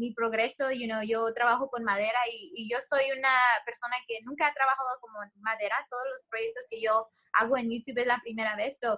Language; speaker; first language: Spanish; early bilingual, heritage; Spanish